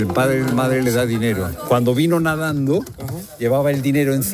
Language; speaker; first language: Spanish; native; Spanish